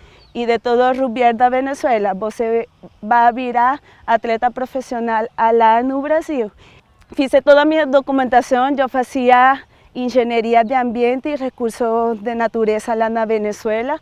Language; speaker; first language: Portuguese; non-native, learner; Spanish